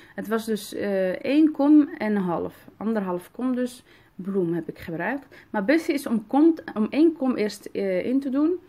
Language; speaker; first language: Dutch; early bilingual, other home language; Arabic